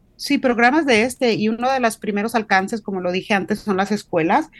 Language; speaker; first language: Spanish; native; Spanish